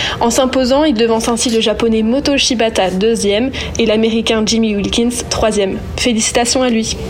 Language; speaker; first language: French; native; French